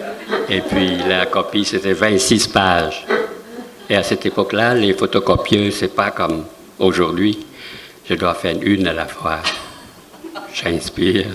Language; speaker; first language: French; non-native, fluent; Vietnamese